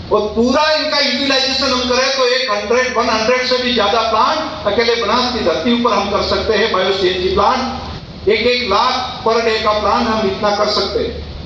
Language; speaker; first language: Hindi; non-native, local second language; Gujarati